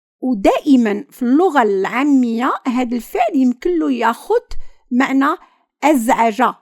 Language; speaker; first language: Arabic; native; Arabic